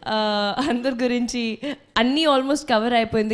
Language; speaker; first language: Telugu; non-native, fluent; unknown